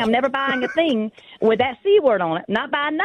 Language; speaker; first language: English; native; English